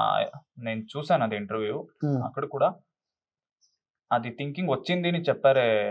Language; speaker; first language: Telugu; non-native, local second language; Kannada